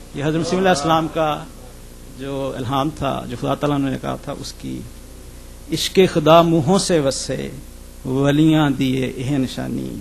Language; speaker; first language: Urdu; native; Urdu